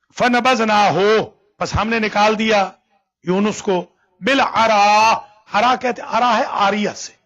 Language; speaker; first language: Urdu; native; Urdu